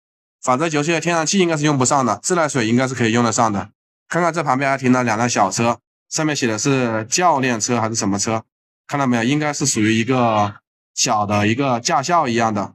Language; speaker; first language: Chinese; native; Chinese